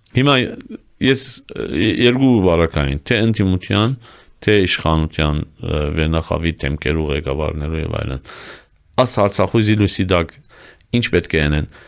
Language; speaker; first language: Armenian; native; Armenian